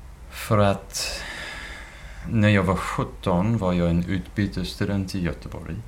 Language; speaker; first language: Swedish; non-native, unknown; English